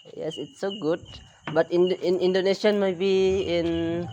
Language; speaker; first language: English; non-native, learner; Indonesian